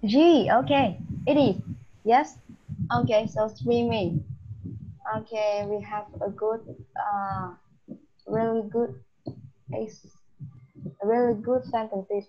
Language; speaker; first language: English; non-native, learner; Vietnamese